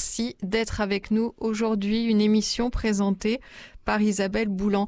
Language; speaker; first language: French; native; French